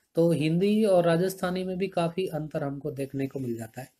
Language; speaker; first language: Hindi; native; Hindi